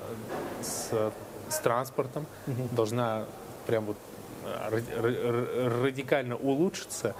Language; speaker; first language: Russian; native; Russian